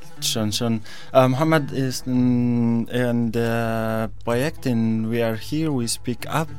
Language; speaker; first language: German; non-native, learner; Arabic